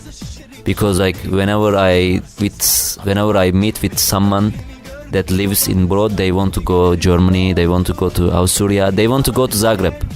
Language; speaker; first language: English; non-native, learner; Turkish